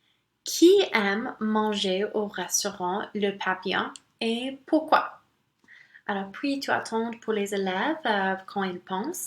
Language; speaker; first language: French; non-native, local second language; English